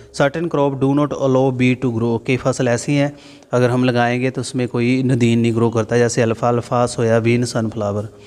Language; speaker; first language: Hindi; non-native, local second language; Punjabi